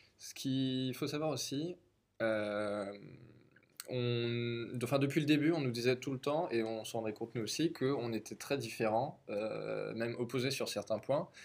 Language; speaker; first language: French; native; French